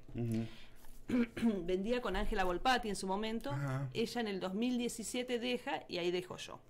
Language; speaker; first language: Spanish; native; Spanish